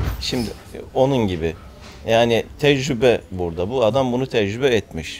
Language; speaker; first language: Turkish; native; Turkish